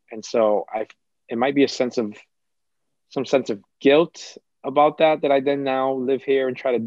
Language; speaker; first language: English; early bilingual, other home language; Kabuverdianu